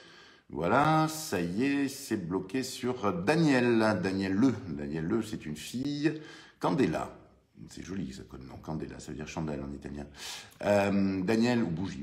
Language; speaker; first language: French; native; French